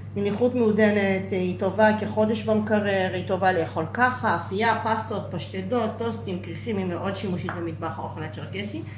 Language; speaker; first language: Hebrew; non-native, local second language; Adyghe